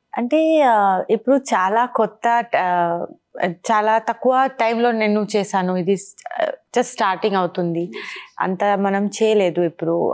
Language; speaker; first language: Telugu; non-native, learner; Bangla